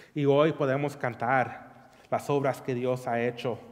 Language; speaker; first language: Spanish; early bilingual, heritage; Spanish